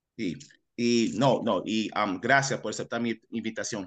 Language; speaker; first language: Spanish; early bilingual, heritage; Spanish